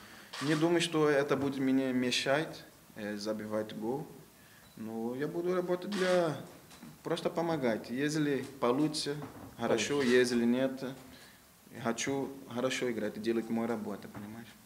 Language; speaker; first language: Russian; non-native, learner; Portuguese